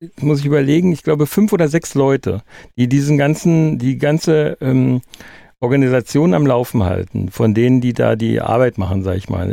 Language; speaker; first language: German; native; German